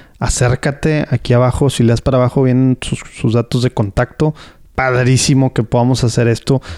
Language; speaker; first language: Spanish; native; Spanish